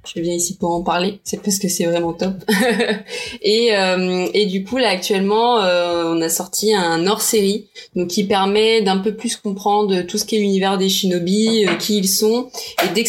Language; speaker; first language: French; early bilingual, heritage; Portuguese